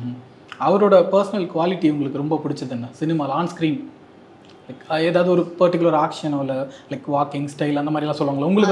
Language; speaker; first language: Tamil; native; Tamil